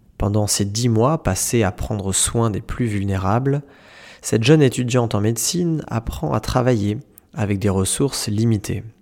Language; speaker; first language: French; native; French